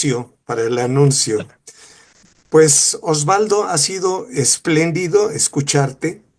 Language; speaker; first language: Spanish; native; Spanish